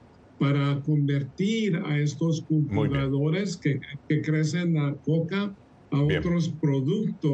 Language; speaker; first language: Spanish; early bilingual, heritage; Spanish